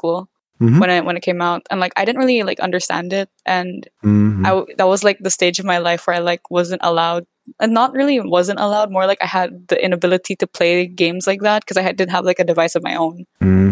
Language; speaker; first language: English; non-native, local second language; Cebuano